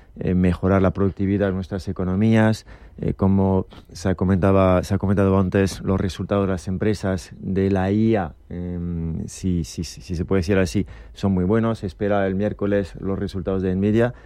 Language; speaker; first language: Spanish; non-native, fluent; French